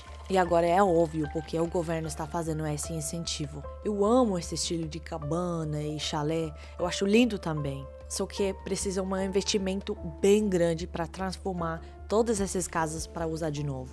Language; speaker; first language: Portuguese; non-native, fluent; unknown